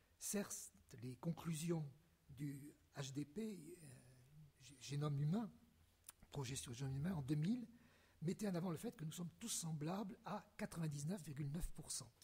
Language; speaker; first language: French; native; French